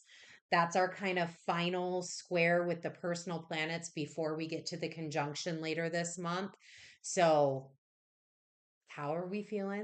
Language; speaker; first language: English; native; English